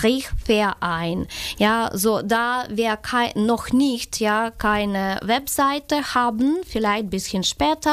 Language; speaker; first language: German; non-native, learner; Ukrainian